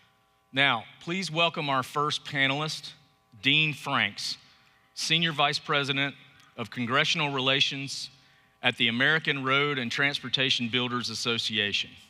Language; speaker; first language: English; native; English